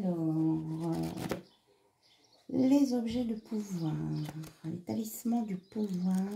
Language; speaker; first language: French; native; French